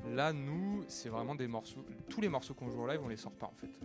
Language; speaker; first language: French; native; French